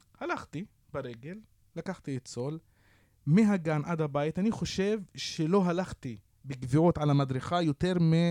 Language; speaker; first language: Hebrew; non-native, local second language; Arabic